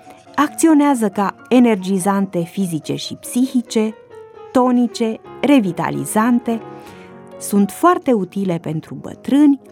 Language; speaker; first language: Romanian; native; Romanian